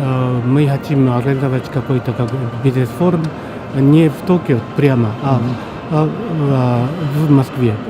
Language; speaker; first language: Russian; non-native, fluent; Japanese